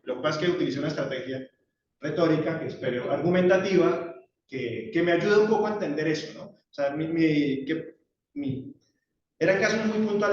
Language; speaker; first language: Spanish; native; Spanish